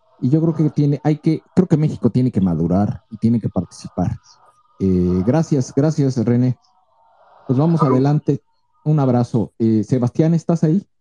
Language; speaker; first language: Spanish; native; Spanish